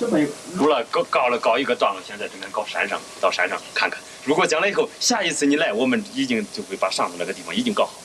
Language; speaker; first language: Chinese; native; Chinese